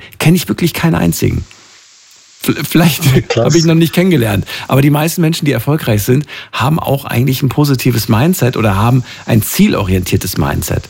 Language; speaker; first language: German; native; German